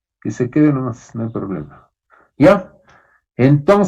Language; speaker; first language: Spanish; native; Spanish